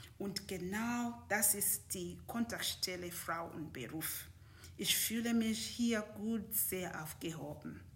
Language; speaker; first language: German; non-native, fluent; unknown